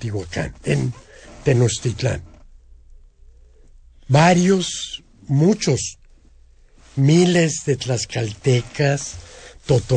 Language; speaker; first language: Spanish; native; Spanish